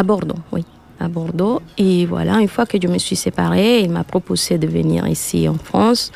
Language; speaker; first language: French; non-native, learner; Spanish